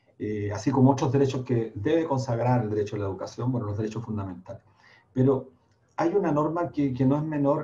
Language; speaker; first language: Spanish; native; Spanish